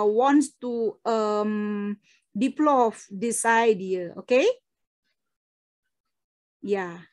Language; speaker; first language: English; non-native, fluent; Indonesian